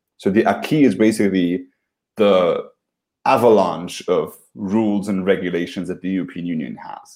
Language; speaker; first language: English; non-native, fluent; Luxembourgish